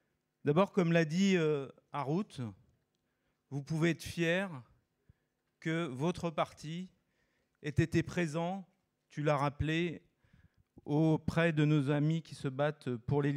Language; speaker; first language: French; native; French